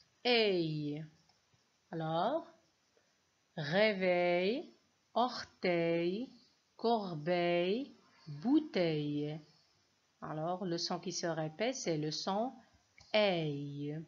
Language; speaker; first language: French; non-native, local second language; Arabic